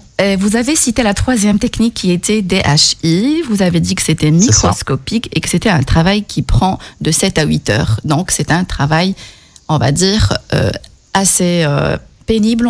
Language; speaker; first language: French; native; French